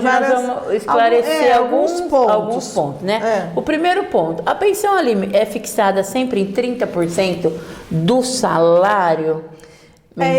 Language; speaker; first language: Portuguese; native; Portuguese